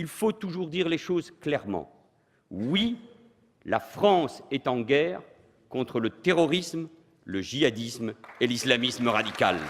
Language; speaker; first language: French; native; French